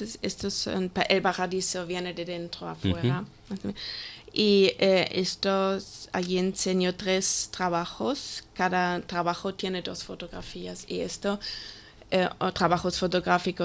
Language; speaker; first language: Spanish; non-native, fluent; German